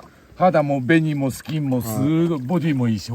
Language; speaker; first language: Japanese; native; Japanese